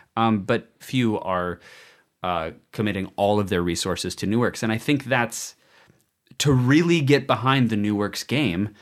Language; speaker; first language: English; native; English